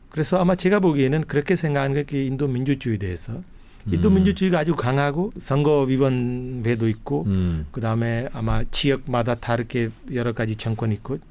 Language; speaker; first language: Korean; non-native, fluent; Hindi